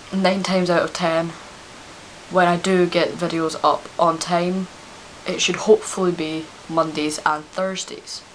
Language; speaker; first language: English; native; English